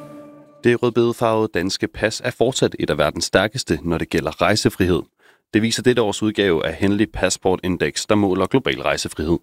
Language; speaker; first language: Danish; native; Danish